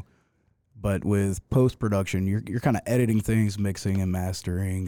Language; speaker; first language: English; native; English